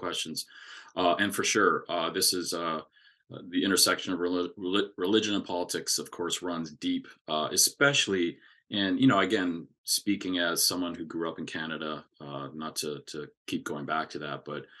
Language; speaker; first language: English; native; English